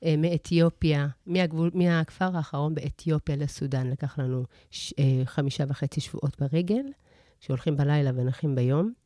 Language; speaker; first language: Hebrew; early bilingual, other home language; Amharic